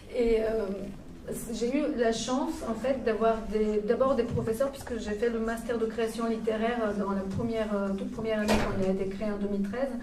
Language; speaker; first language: French; non-native, fluent; Bulgarian